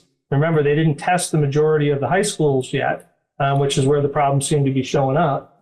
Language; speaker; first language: English; native; English